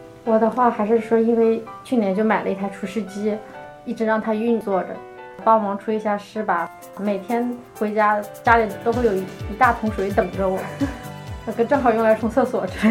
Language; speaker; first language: Chinese; native; Chinese